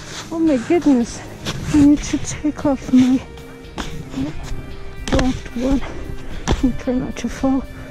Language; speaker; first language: English; non-native, fluent; Portuguese